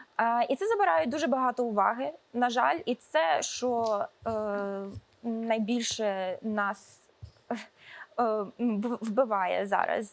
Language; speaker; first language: Ukrainian; early bilingual, heritage; Ukrainian